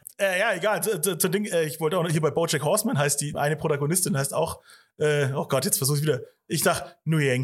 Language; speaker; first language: German; early bilingual, other home language; Vietnamese